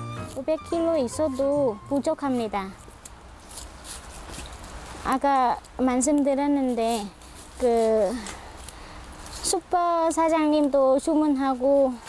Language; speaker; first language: Korean; non-native, learner; Vietnamese